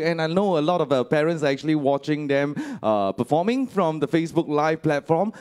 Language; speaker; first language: English; non-native, local second language; Chinese